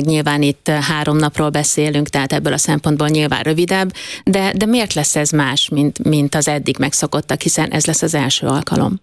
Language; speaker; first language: Hungarian; native; Hungarian